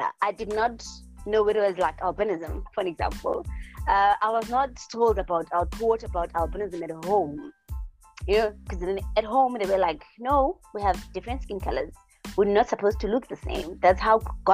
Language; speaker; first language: English; non-native, local second language; Xhosa